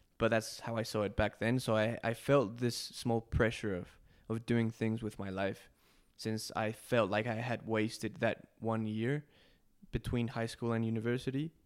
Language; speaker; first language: English; non-native, fluent; Spanish